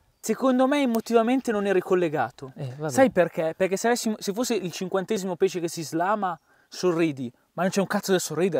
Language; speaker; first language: Italian; native; Italian